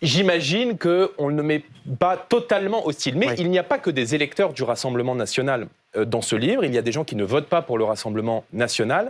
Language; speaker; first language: French; native; French